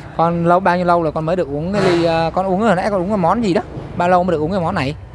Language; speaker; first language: Vietnamese; native; Vietnamese